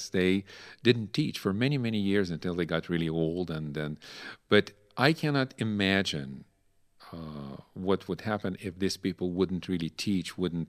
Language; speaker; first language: English; non-native, fluent; Ukrainian